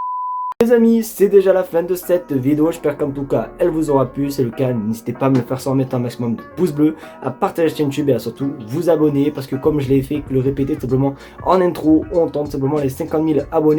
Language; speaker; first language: French; native; French